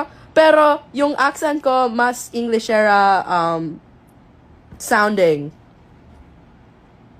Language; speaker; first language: Filipino; non-native, local second language; English